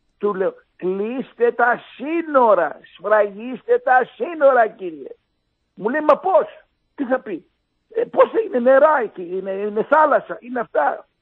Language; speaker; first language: Greek; non-native, fluent; Arabic